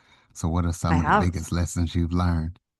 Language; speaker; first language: English; native; English